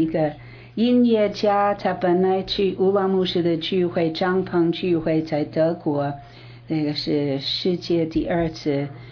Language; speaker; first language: Chinese; non-native, fluent; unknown